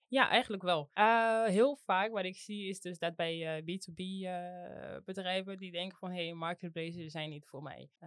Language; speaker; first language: Dutch; non-native, fluent; French